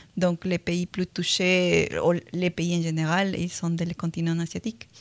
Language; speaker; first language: French; non-native, fluent; Spanish